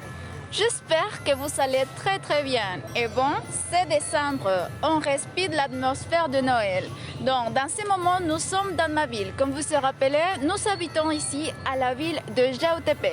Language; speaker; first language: French; non-native, fluent; Spanish